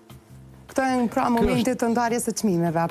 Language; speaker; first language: Albanian; native; Albanian